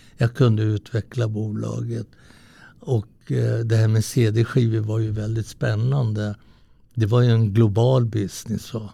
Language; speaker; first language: Swedish; early bilingual, other home language; Italian